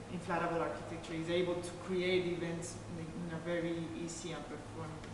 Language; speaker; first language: English; non-native, fluent; Spanish